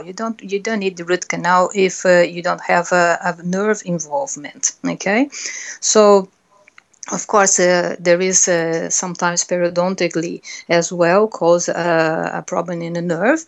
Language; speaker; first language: English; non-native, fluent; Portuguese